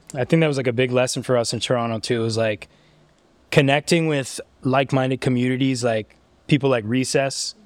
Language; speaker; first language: English; native; English